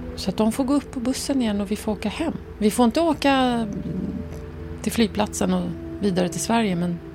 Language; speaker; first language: Swedish; early bilingual, other home language; Arabic